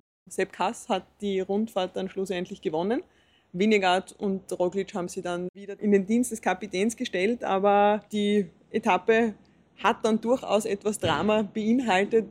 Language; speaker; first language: German; native; German